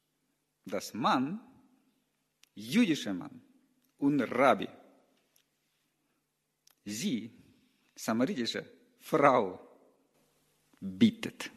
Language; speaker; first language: German; non-native, learner; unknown